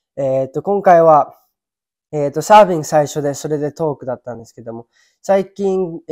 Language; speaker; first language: Japanese; early bilingual, other home language; English